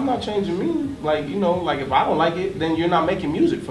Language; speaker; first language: English; native; English